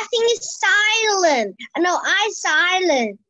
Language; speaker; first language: English; non-native, learner; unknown